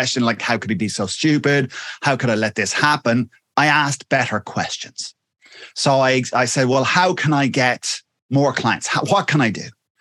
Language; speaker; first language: English; native; English